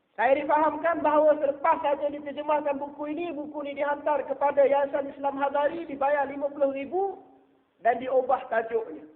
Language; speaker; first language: Malay; native; Malay